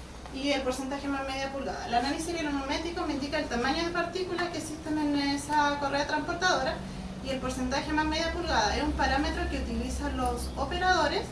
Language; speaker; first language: Spanish; native; Spanish